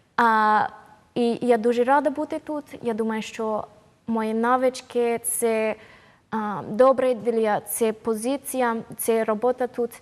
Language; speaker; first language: Ukrainian; non-native, learner; English